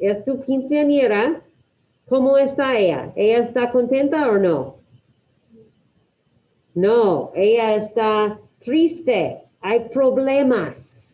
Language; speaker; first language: Spanish; non-native, fluent; English